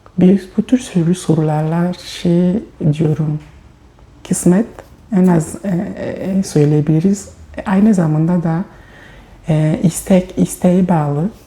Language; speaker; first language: Turkish; non-native, fluent; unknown